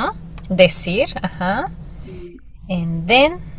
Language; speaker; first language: English; non-native, fluent; Spanish